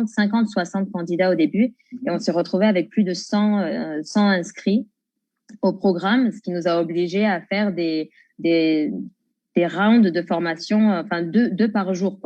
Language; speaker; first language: French; native; French